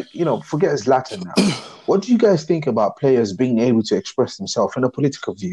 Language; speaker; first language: English; non-native, local second language; Yoruba